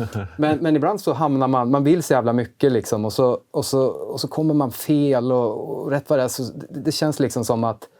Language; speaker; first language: Swedish; native; Swedish